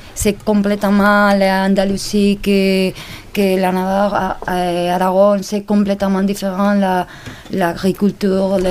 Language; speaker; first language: French; non-native, learner; Spanish